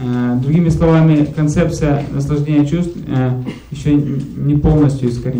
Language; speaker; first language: Russian; native; Russian